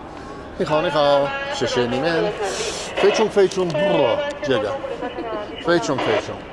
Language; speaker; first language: Chinese; non-native, learner; English